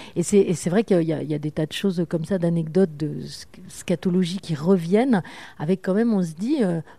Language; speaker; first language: French; native; French